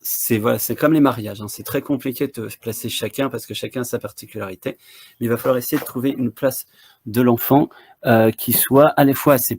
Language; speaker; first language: French; native; French